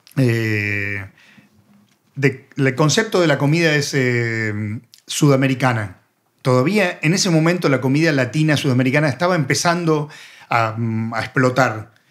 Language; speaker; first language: Spanish; native; Spanish